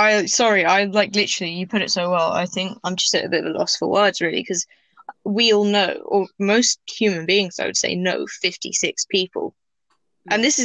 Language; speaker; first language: English; native; English